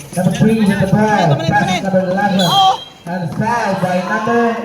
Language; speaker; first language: English; non-native, local second language; Indonesian